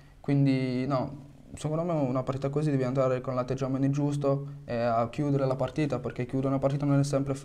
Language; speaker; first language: Italian; non-native, fluent; French